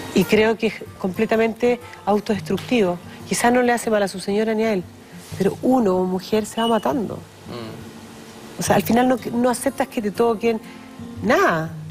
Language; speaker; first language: Spanish; native; Spanish